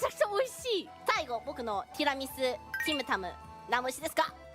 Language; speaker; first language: Japanese; native; Japanese